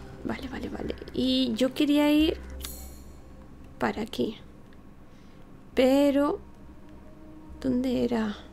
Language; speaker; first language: Spanish; native; Spanish